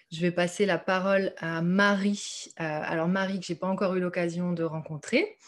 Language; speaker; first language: French; native; French